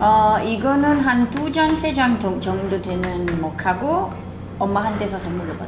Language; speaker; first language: Korean; non-native, fluent; Italian